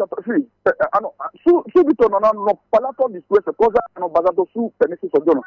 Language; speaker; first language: Italian; non-native, fluent; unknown